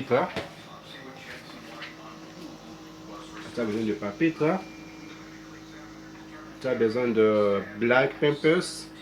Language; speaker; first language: French; non-native, fluent; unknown